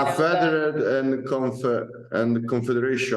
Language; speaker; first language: English; non-native, learner; Italian